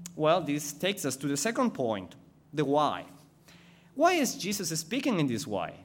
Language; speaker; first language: English; non-native, fluent; Spanish